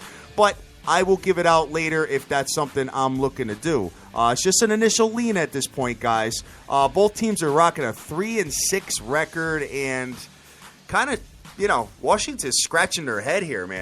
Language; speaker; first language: English; native; English